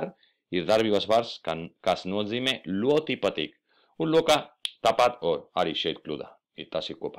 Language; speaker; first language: Latvian; non-native, fluent; Spanish